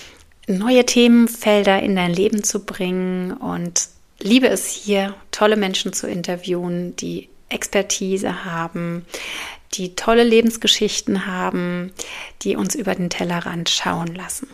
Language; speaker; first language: German; native; German